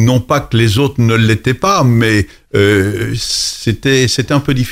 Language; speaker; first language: French; native; French